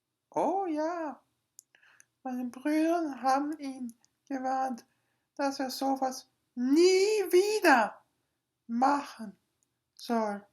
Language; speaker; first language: German; non-native, learner; English